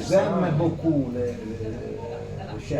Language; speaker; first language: French; non-native, fluent; Italian